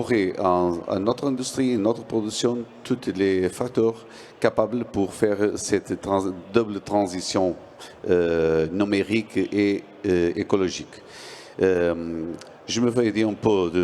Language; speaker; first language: French; non-native, learner; Portuguese